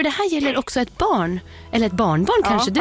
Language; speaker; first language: Swedish; native; Swedish